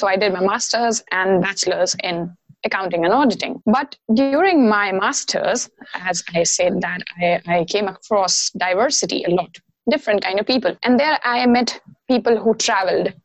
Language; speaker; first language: English; non-native, local second language; Maithili